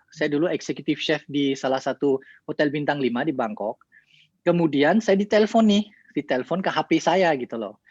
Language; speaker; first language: Indonesian; early bilingual, heritage; Indonesian